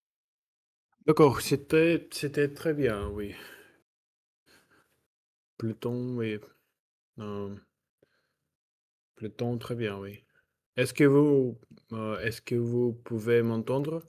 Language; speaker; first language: French; non-native, learner; Russian